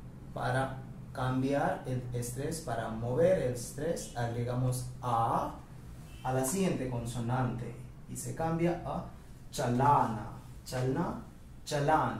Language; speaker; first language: Spanish; non-native, fluent; Hindi